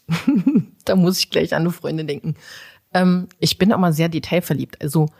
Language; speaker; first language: German; native; German